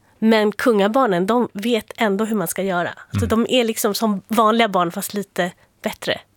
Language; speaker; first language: Swedish; native; Swedish